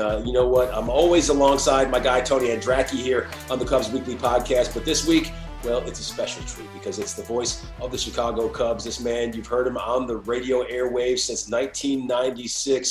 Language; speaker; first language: English; native; English